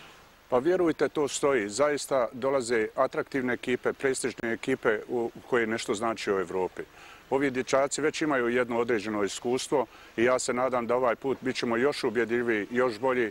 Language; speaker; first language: Bosnian; native; Bosnian